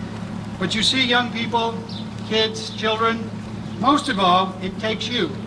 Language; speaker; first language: English; native; English